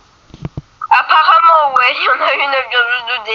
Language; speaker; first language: French; native; French